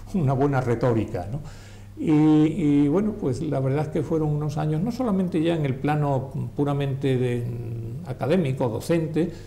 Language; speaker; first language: Spanish; native; Spanish